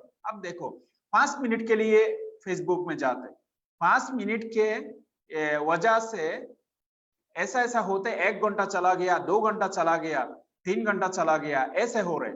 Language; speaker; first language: Hindi; non-native, fluent; Bangla